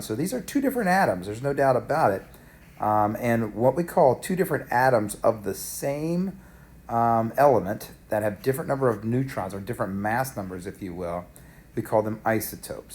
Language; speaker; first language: English; native; English